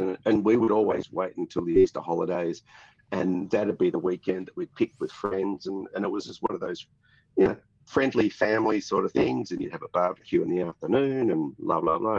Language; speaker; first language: English; native; English